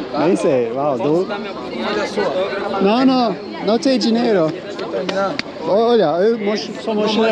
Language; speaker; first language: Portuguese; non-native, learner; Turkish